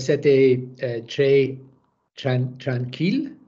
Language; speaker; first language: French; non-native, learner; English